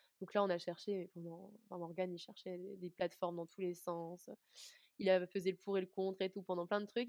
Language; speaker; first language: French; native; French